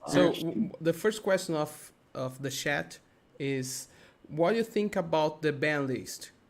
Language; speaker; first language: English; non-native, learner; Portuguese